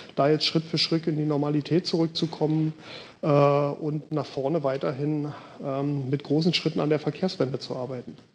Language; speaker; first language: German; native; German